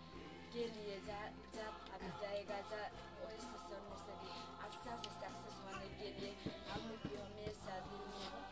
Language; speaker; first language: Hindi; non-native, local second language; Adi